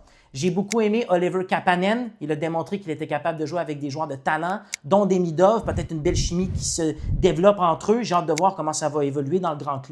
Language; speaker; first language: French; native; French